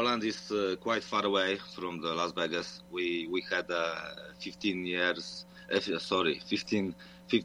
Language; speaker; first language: English; non-native, fluent; Polish